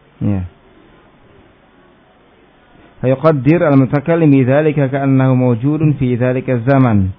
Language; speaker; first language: Arabic; non-native, fluent; Indonesian